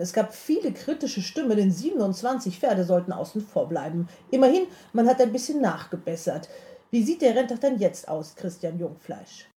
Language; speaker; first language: German; native; German